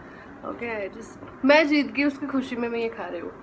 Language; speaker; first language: Hindi; non-native, local second language; Gujarati